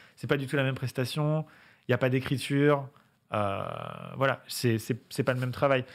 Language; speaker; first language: French; native; French